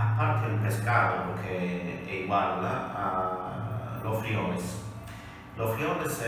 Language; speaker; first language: Spanish; non-native, learner; Italian